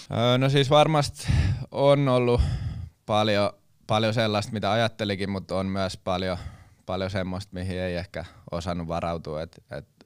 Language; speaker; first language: Finnish; native; Finnish